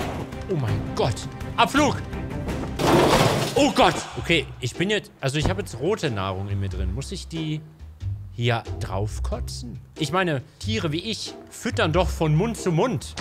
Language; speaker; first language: German; native; German